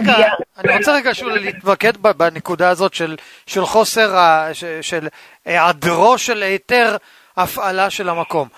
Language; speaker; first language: Hebrew; native; Hebrew